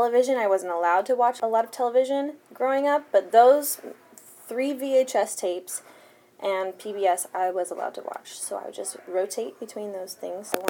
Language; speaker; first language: English; early bilingual, other home language; Spanish